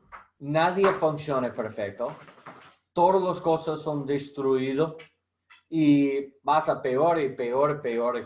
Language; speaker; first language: Spanish; non-native, learner; English